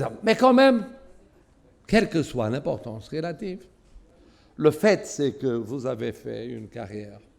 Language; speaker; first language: French; non-native, fluent; Portuguese